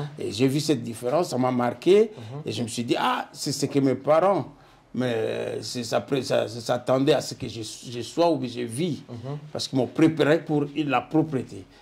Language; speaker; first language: French; non-native, local second language; Lingala